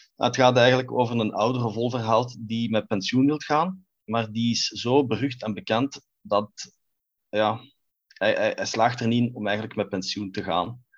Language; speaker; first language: Dutch; native; Dutch